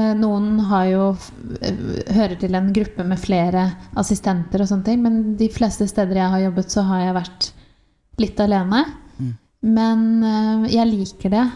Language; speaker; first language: Norwegian; native; Norwegian